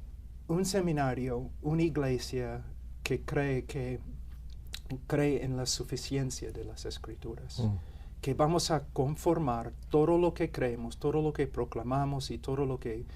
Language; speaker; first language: Spanish; non-native, fluent; English